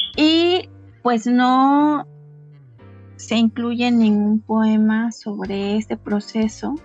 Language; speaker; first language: Spanish; non-native, local second language; Nahuatl languages